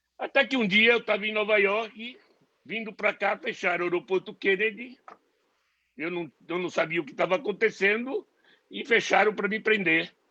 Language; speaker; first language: Portuguese; non-native, fluent; Hebrew